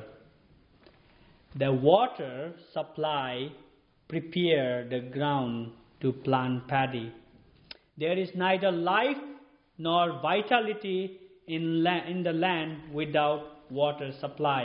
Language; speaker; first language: English; non-native, local second language; Nepali